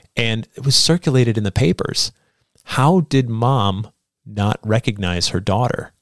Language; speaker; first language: English; native; English